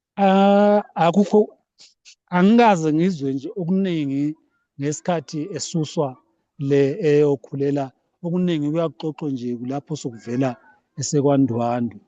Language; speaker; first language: Zulu; native; Zulu